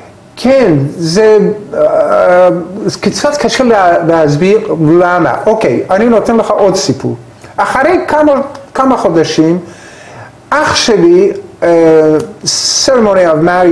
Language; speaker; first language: Hebrew; non-native, learner; Persian